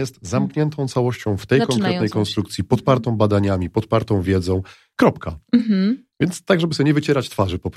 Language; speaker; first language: Polish; native; Polish